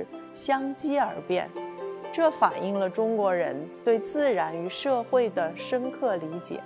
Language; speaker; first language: Chinese; native; Chinese